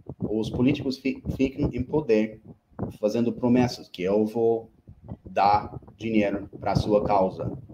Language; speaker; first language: Portuguese; non-native, fluent; English